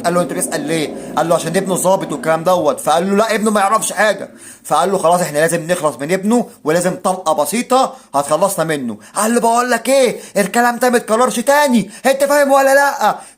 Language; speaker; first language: Arabic; native; Arabic